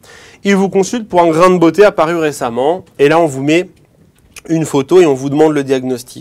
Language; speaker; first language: French; native; French